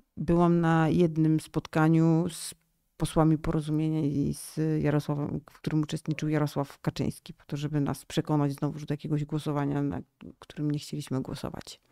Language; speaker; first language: Polish; native; Polish